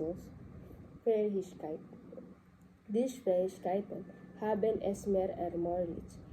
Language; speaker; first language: German; non-native, learner; Filipino